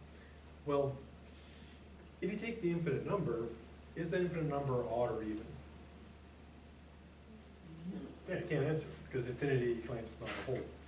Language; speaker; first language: English; native; English